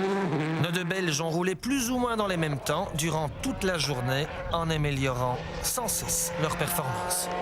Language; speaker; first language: French; native; French